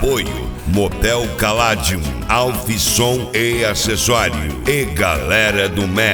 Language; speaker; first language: Portuguese; native; Portuguese